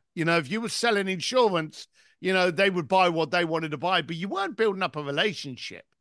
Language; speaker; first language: English; native; English